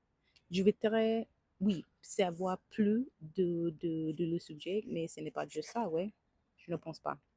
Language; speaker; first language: French; non-native, learner; English